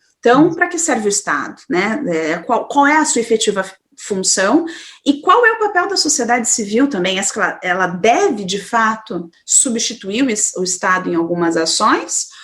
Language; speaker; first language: Portuguese; native; Portuguese